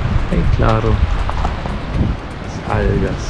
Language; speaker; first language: Spanish; non-native, fluent; German